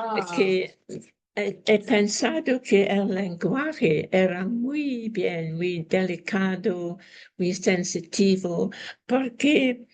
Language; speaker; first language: Spanish; non-native, learner; English